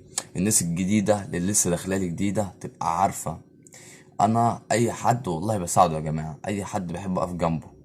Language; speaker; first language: Arabic; native; Arabic